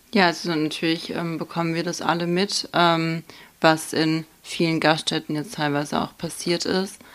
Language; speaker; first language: German; early bilingual, other home language; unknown